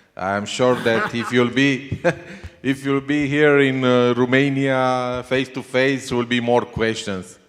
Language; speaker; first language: English; non-native, learner; Romanian